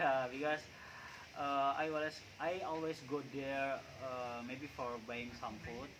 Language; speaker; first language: English; non-native, learner; Indonesian